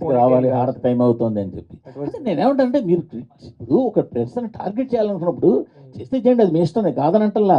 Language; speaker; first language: Telugu; native; Telugu